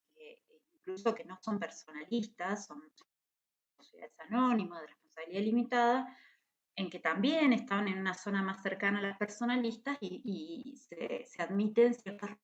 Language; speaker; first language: Spanish; native; Spanish